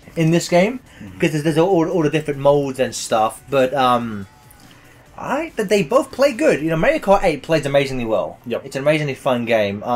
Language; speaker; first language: English; native; English